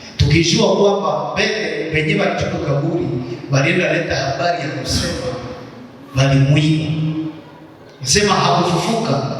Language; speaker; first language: Swahili; native; Swahili